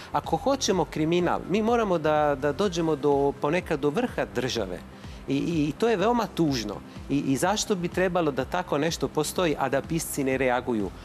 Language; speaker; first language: Bosnian; non-native, fluent; Italian